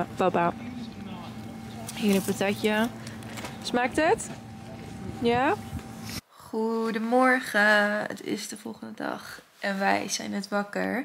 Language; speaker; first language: Dutch; native; Dutch